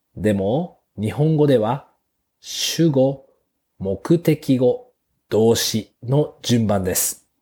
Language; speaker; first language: Japanese; native; Japanese